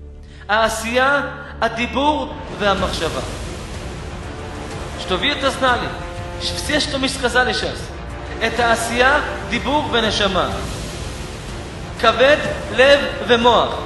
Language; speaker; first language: Russian; non-native, fluent; Hebrew